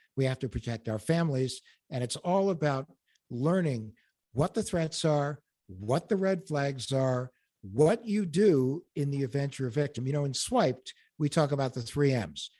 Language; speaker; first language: English; native; English